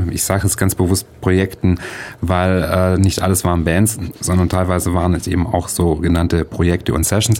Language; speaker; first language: German; native; German